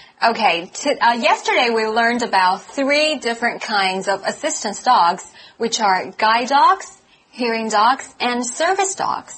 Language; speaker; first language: English; non-native, fluent; Chinese